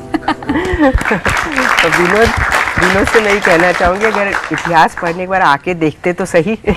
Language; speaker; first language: Hindi; native; Hindi